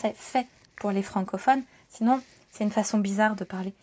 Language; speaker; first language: French; native; French